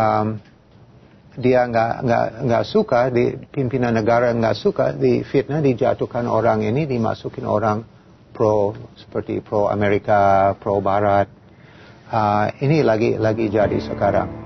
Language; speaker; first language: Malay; non-native, fluent; English